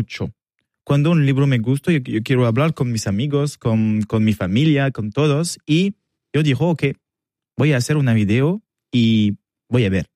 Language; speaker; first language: Spanish; non-native, learner; French